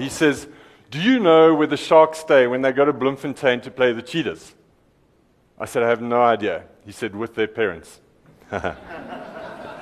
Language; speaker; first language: English; native; English